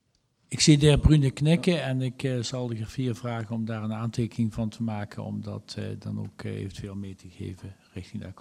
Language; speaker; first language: Dutch; native; Dutch